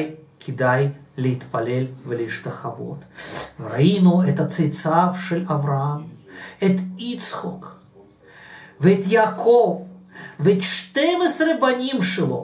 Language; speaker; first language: Hebrew; non-native, fluent; Russian